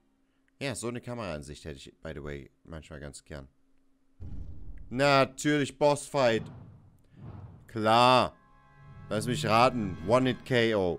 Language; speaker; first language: German; native; German